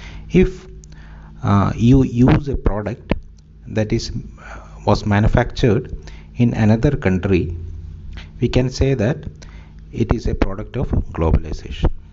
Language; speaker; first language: English; non-native, local second language; Malayalam